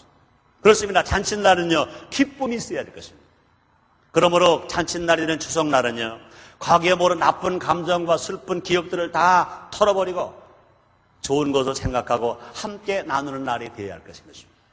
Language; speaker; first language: Korean; native; Korean